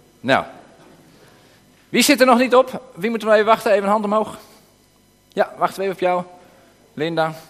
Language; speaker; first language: Dutch; native; Dutch